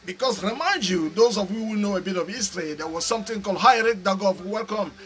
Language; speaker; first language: English; non-native, local second language; French